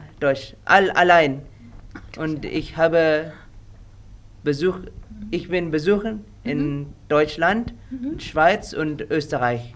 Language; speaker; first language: German; non-native, learner; Indonesian